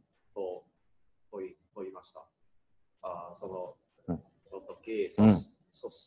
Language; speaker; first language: Japanese; non-native, learner; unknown